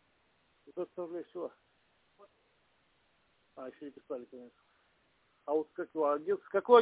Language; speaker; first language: Russian; native; Russian